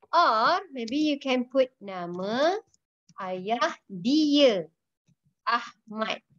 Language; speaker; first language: English; non-native, local second language; Malay